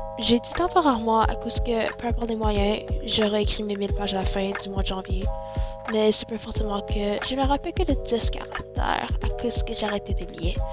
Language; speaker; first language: French; early bilingual, other home language; Chinese